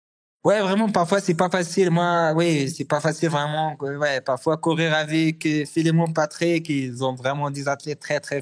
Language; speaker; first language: French; non-native, learner; Arabic